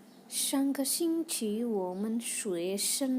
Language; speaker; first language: Chinese; non-native, learner; Indonesian